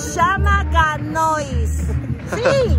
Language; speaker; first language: Portuguese; non-native, learner; Spanish